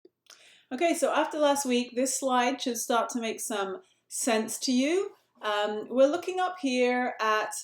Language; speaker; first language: English; native; English